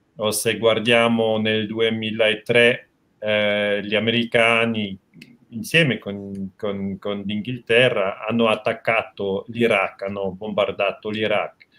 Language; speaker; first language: Italian; non-native, local second language; German